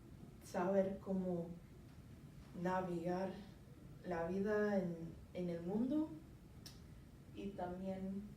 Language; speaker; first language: Spanish; non-native, learner; English